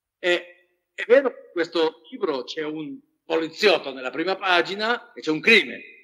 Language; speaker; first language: Italian; non-native, fluent; Spanish